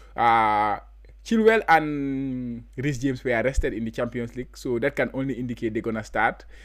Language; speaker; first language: English; non-native, local second language; Wolof